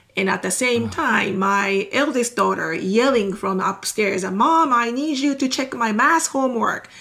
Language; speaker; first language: English; non-native, fluent; Japanese